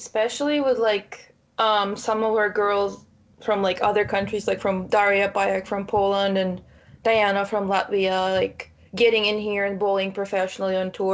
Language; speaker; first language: English; non-native, fluent; Russian